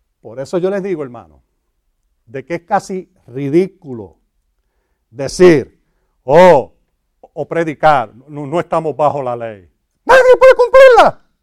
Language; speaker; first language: Spanish; early bilingual, heritage; Spanish